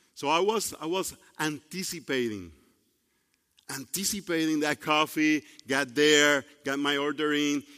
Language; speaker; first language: English; non-native, fluent; Spanish